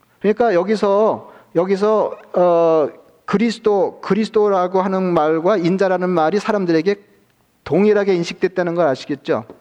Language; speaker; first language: Korean; native; Korean